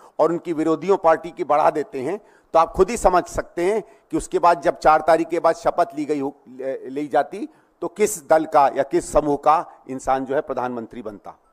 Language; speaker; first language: Hindi; native; Hindi